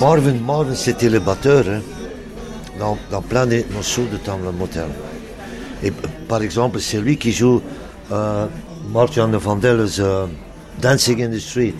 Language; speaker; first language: French; non-native, local second language; Dutch